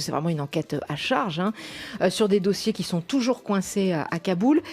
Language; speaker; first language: French; native; French